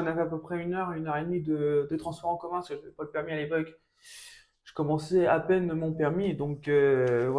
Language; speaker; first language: French; native; French